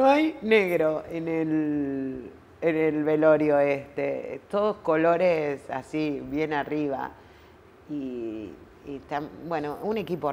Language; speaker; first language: Spanish; native; Spanish